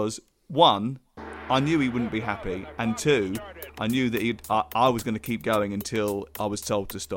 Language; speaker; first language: English; native; English